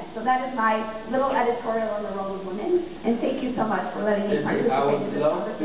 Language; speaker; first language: English; native; English